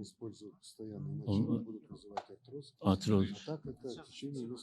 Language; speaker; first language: Russian; native; Russian